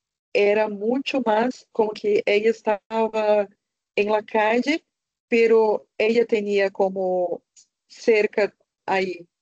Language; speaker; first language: Spanish; non-native, fluent; Portuguese